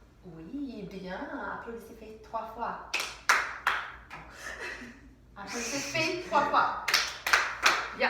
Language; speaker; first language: French; non-native, fluent; English